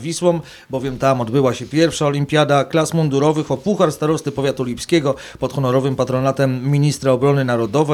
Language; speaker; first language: Polish; native; Polish